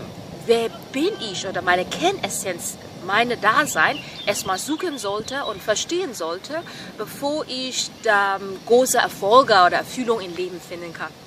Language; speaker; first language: German; non-native, fluent; Burmese